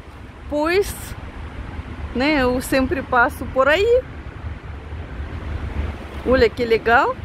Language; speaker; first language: Portuguese; non-native, fluent; Russian